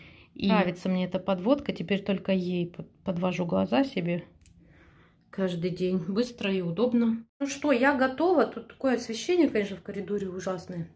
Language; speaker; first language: Russian; native; Russian